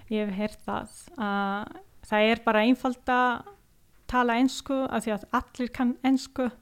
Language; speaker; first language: Icelandic; non-native, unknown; Italian